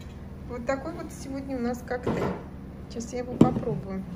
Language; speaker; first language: Russian; native; Russian